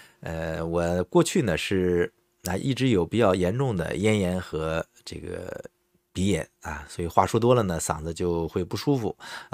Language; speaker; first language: Chinese; native; Chinese